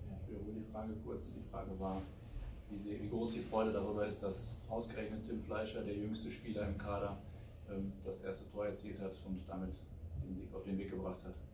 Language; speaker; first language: German; native; German